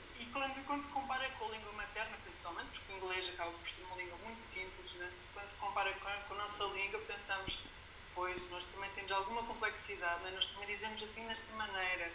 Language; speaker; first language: Portuguese; native; Portuguese